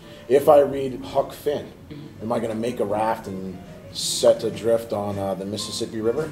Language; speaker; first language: English; native; English